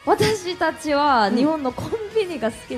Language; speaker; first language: Japanese; non-native, learner; Korean